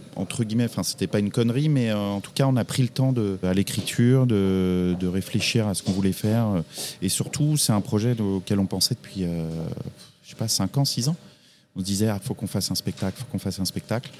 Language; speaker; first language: French; native; French